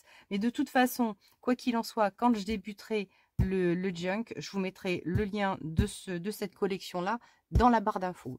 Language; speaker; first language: French; native; French